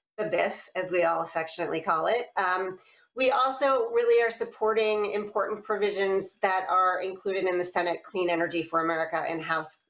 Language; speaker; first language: English; native; English